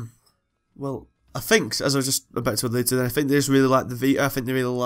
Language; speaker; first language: English; native; English